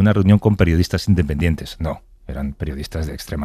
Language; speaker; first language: Spanish; native; Spanish